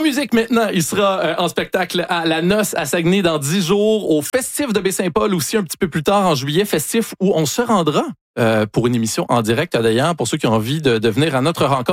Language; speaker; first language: French; native; French